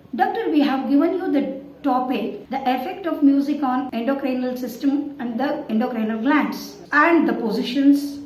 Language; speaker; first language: English; non-native, local second language; Kannada